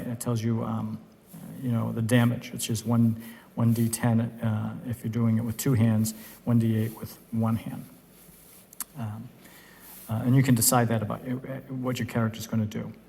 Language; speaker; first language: English; native; English